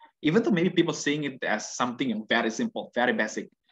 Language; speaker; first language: English; non-native, fluent; Indonesian